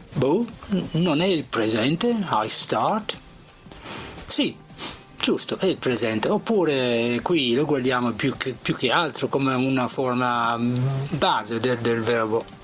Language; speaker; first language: Italian; non-native, fluent; English